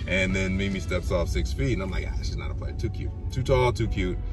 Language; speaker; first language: English; native; English